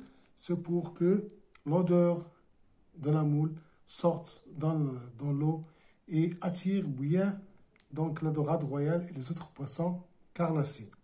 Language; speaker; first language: French; non-native, local second language; Arabic